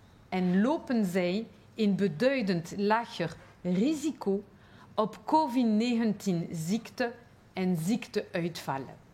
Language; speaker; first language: Dutch; non-native, local second language; French